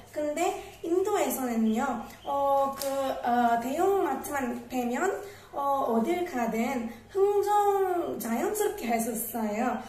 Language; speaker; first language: Korean; non-native, learner; Tamil